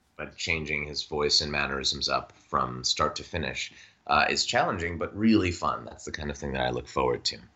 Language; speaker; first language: English; native; English